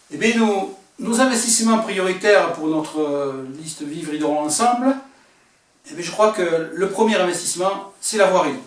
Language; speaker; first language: French; native; French